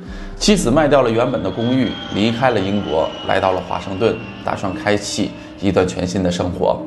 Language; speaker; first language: Chinese; native; Chinese